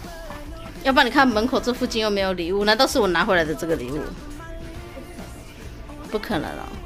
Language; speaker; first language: Chinese; native; Chinese